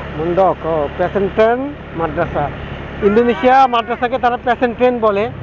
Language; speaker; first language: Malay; non-native, learner; Bangla